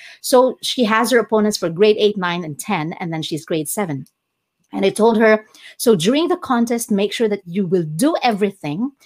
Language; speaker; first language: English; non-native, local second language; Cebuano